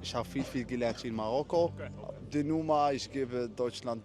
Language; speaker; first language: German; non-native, learner; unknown